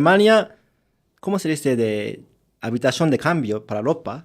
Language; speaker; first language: Spanish; non-native, learner; Japanese